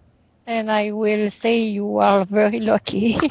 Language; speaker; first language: English; non-native, learner; French